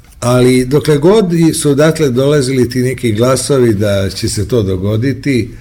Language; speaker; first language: Serbian; native; Serbian